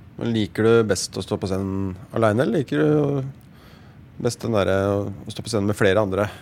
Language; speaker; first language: Norwegian; native; Norwegian